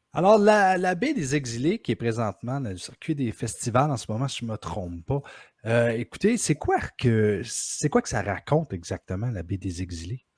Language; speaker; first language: French; native; French